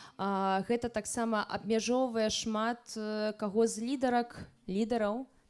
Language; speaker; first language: Belarusian; native; Belarusian